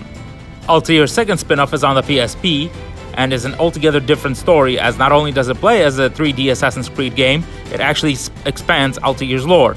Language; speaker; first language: English; native; English